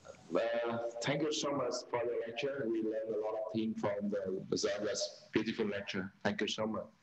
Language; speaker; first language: English; non-native, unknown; Vietnamese